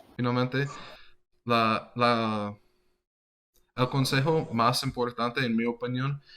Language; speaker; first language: Spanish; non-native, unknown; English